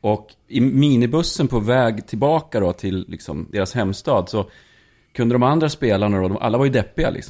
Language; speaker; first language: Swedish; native; Swedish